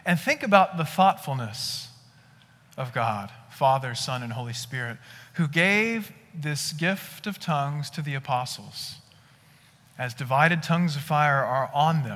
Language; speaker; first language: English; native; English